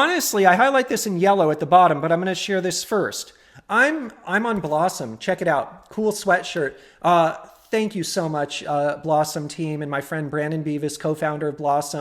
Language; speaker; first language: English; native; English